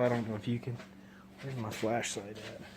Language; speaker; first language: English; native; English